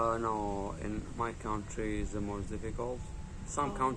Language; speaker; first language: English; non-native, learner; Arabic